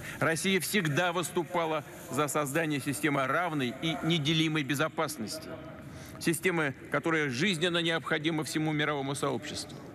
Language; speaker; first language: Russian; native; Russian